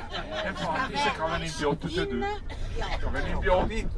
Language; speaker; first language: Italian; native; Italian